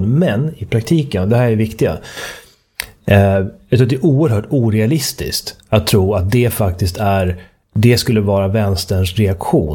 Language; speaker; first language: Swedish; native; Swedish